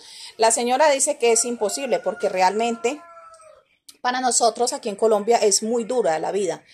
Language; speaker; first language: Spanish; native; Spanish